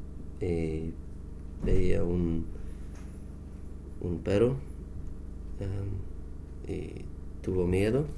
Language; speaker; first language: Spanish; non-native, learner; English